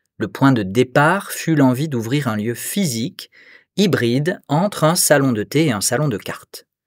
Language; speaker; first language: French; native; French